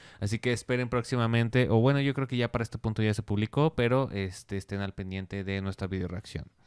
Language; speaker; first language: Spanish; native; Spanish